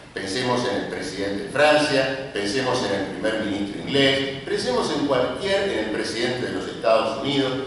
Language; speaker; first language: Spanish; native; Spanish